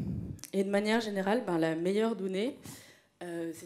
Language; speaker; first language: French; native; French